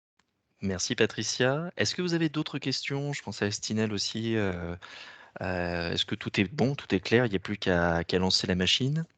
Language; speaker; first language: French; native; French